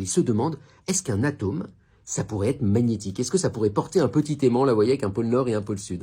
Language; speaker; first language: French; native; French